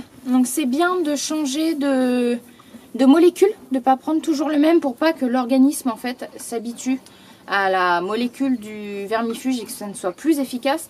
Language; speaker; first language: French; native; French